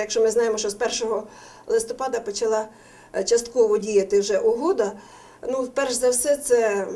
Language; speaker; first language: Ukrainian; native; Ukrainian